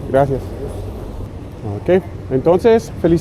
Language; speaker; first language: Spanish; non-native, learner; German